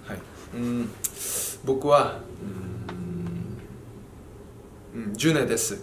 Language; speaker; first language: Japanese; non-native, fluent; Korean